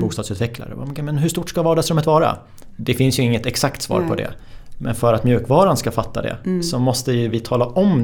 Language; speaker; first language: Swedish; native; Swedish